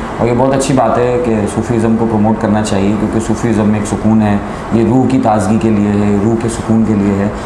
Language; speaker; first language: Urdu; native; Urdu